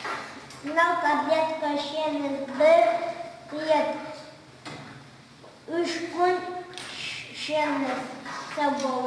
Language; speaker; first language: Kazakh; non-native, local second language; Russian